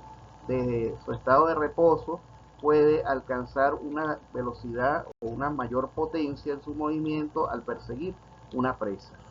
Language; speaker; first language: Spanish; native; Spanish